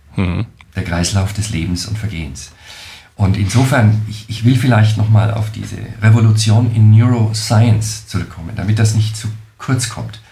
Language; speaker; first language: German; native; German